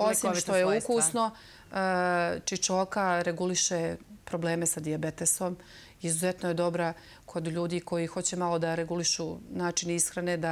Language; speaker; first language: Serbian; native; Serbian